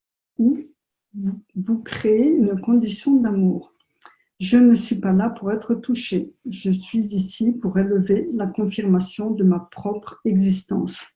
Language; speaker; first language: French; native; French